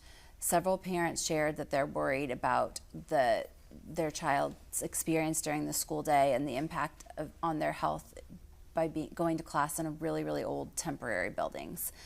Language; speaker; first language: English; native; English